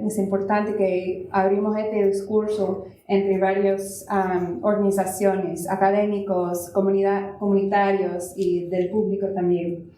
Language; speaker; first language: Spanish; non-native, fluent; English